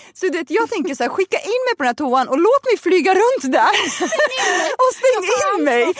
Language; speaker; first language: Swedish; early bilingual, other home language; Russian